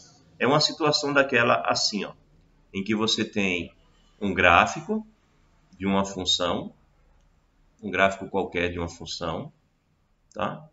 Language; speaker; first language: Portuguese; native; Portuguese